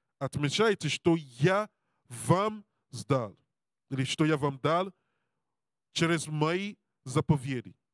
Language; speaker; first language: Russian; non-native, learner; English